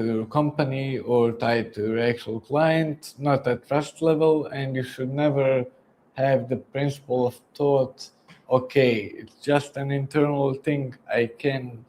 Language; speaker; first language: English; non-native, fluent; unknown